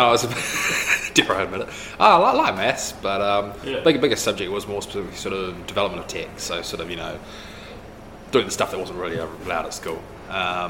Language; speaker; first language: English; native; English